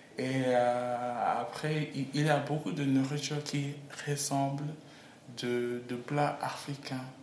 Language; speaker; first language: French; non-native, learner; English